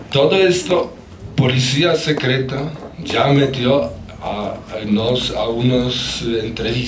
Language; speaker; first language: Spanish; non-native, fluent; Polish